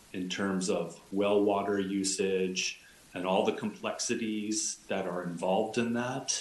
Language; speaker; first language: English; native; English